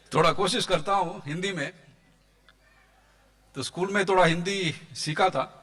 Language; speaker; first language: Hindi; non-native, local second language; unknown